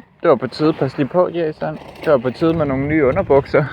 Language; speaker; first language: Danish; native; Danish